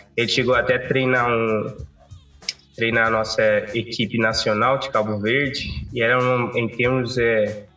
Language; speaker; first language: Portuguese; non-native, local second language; Kabuverdianu